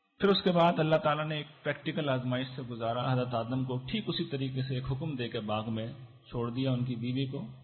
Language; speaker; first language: Urdu; native; Urdu